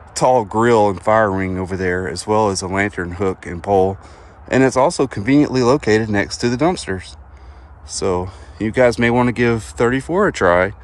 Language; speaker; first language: English; native; English